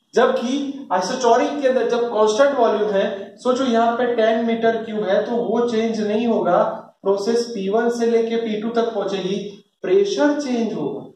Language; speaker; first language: Hindi; non-native, local second language; Gujarati